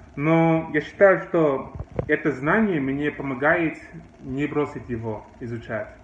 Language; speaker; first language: Russian; non-native, learner; English